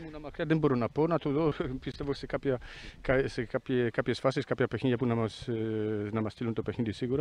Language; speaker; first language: Greek; non-native, fluent; Polish